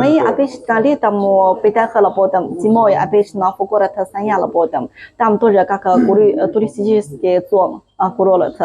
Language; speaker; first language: Russian; non-native, learner; Chinese